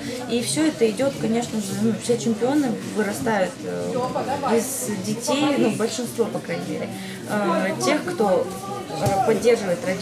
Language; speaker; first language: Russian; native; Russian